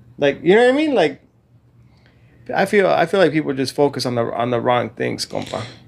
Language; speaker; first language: English; early bilingual, other home language; Spanish